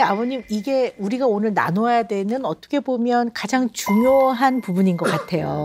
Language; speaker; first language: Korean; native; Korean